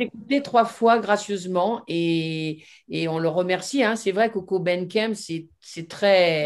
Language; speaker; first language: French; native; French